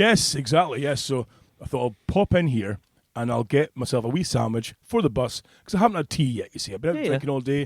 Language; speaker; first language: English; native; English